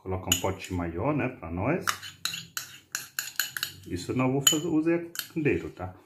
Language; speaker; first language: Portuguese; non-native, fluent; German